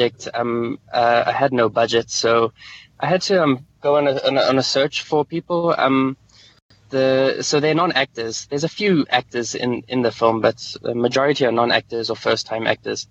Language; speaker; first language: English; native; English